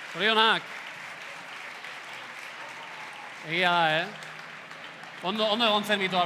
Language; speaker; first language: Basque; native; Basque